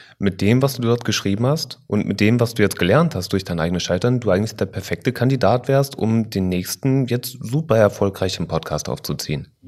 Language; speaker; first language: German; native; German